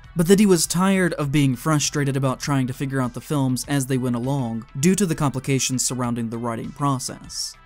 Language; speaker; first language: English; native; English